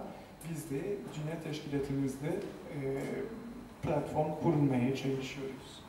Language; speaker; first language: Turkish; non-native, fluent; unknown